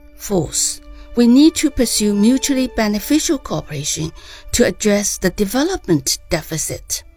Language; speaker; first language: English; non-native, fluent; Chinese